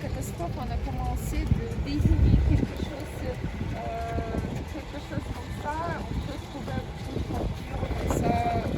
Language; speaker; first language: French; non-native, learner; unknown